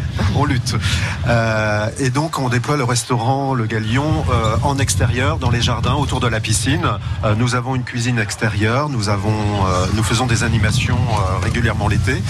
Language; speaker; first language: French; native; French